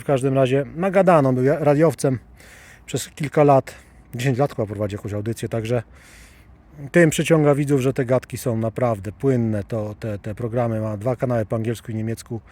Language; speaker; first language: Polish; native; Polish